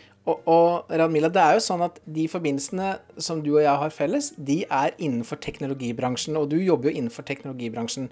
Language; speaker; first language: Norwegian; native; Norwegian